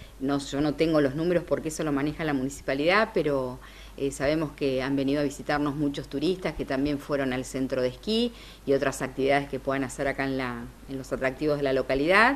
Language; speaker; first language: Spanish; native; Spanish